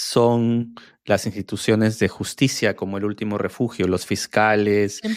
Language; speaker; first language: Spanish; native; Spanish